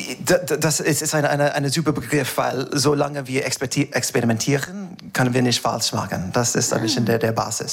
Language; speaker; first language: German; non-native, fluent; English